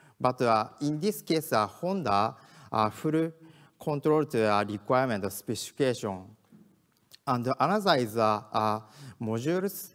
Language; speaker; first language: English; non-native, learner; Japanese